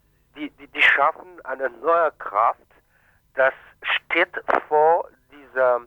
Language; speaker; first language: German; non-native, fluent; Haitian Creole